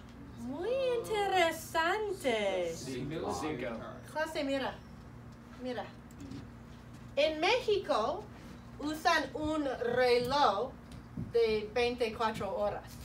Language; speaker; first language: Spanish; non-native, fluent; English